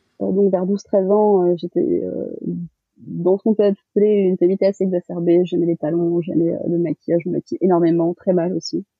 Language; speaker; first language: French; early bilingual, other home language; Malagasy